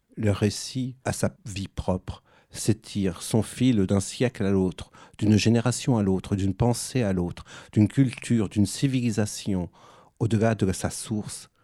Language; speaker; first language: French; native; French